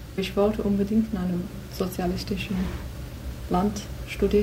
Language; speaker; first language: German; non-native, fluent; English